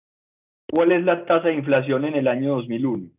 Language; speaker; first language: Spanish; native; Spanish